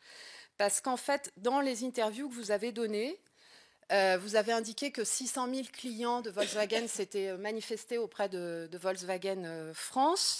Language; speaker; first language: French; native; French